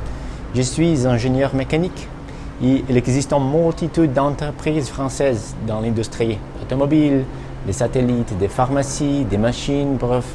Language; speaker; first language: French; non-native, fluent; Portuguese